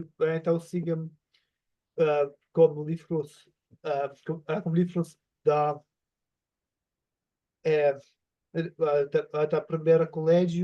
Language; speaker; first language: Portuguese; non-native, learner; German